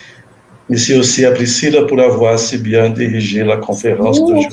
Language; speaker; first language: French; non-native, fluent; Portuguese